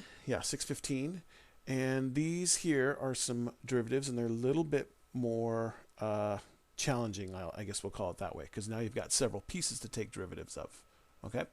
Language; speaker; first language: English; native; English